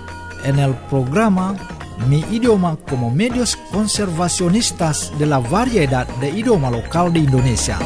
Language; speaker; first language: Spanish; non-native, fluent; Indonesian